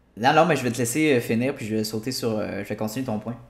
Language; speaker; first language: French; native; French